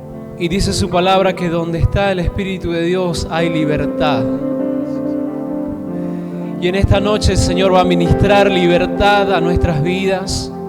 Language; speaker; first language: Spanish; native; Spanish